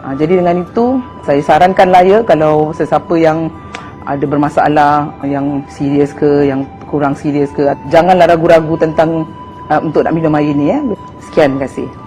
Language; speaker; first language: Malay; native; Malay